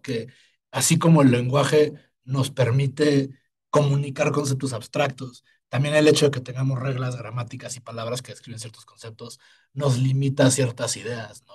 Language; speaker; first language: Spanish; native; Spanish